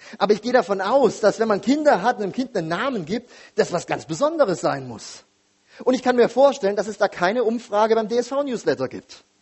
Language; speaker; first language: German; native; German